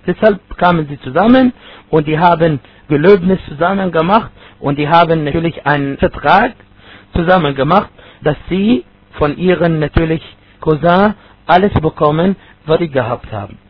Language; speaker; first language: German; non-native, fluent; Arabic